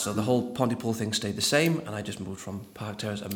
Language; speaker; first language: English; native; English